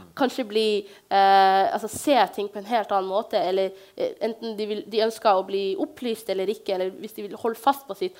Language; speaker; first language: Norwegian; early bilingual, other home language; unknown